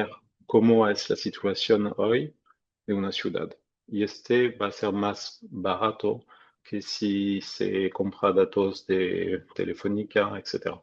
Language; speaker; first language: Spanish; non-native, fluent; French